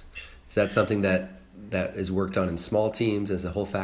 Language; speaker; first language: English; native; English